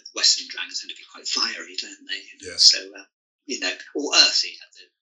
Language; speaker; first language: English; native; English